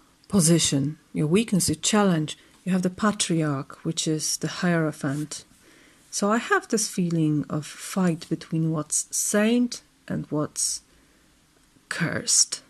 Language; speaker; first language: English; non-native, fluent; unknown